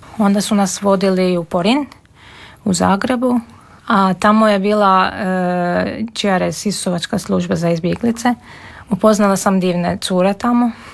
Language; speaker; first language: Serbian; non-native, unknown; Armenian